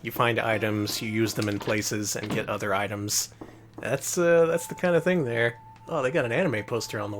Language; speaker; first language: English; native; English